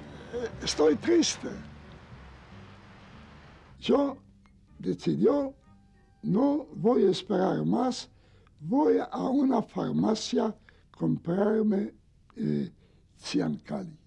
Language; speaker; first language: Spanish; non-native, learner; Yiddish